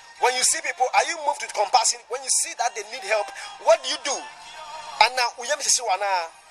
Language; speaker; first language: English; non-native, local second language; Akan